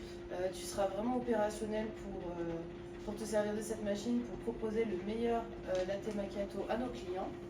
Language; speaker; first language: French; native; French